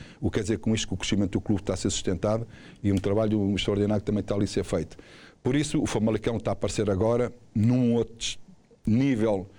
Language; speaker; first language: Portuguese; native; Portuguese